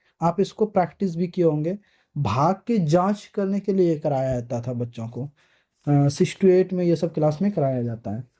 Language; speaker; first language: Hindi; native; Hindi